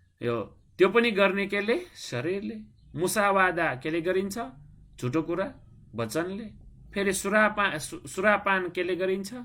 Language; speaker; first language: Nepali; non-native, local second language; Newari